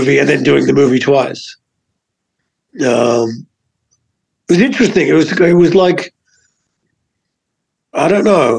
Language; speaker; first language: English; native; English